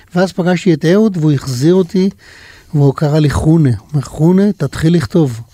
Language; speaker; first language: Hebrew; native; Hebrew